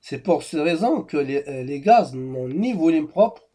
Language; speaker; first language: French; non-native, local second language; Arabic